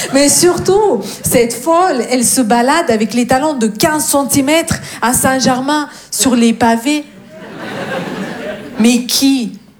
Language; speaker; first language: French; non-native, fluent; Russian